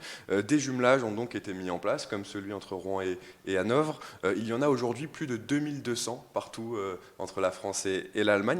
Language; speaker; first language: French; native; French